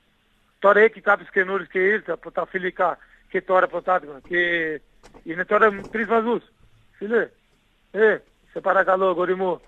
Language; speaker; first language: Greek; non-native, learner; Portuguese